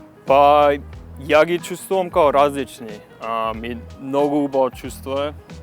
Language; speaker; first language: Macedonian; early bilingual, heritage; Macedonian